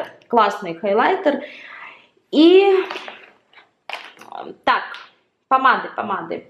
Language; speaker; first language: Russian; native; Russian